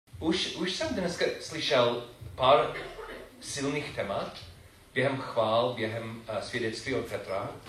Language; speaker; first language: Czech; non-native, fluent; English